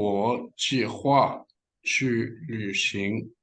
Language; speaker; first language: Chinese; non-native, learner; Spanish